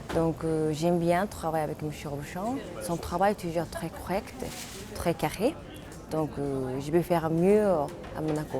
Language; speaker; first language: French; non-native, fluent; Japanese